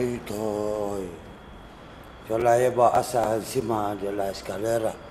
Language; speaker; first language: Spanish; non-native, learner; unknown